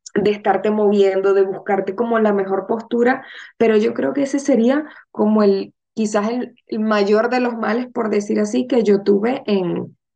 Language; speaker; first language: Spanish; native; Spanish